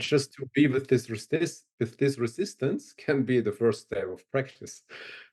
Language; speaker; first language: English; non-native, fluent; German